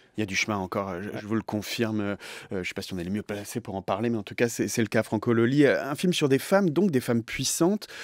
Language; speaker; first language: French; native; French